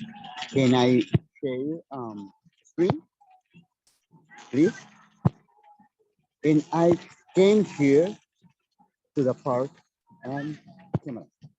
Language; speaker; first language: English; non-native, learner; Spanish